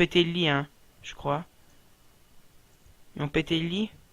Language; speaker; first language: French; native; French